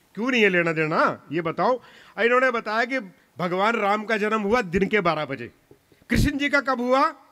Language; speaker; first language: Hindi; non-native, local second language; Punjabi